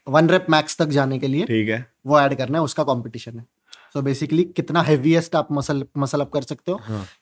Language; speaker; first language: Hindi; non-native, local second language; Punjabi